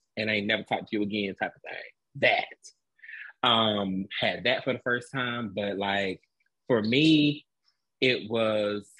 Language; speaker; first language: English; native; English